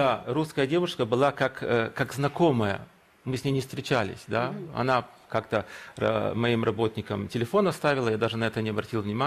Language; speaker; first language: Russian; early bilingual, heritage; Russian